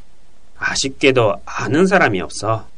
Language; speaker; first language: Korean; non-native, fluent; Japanese